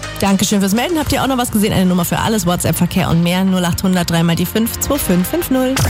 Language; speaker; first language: German; native; German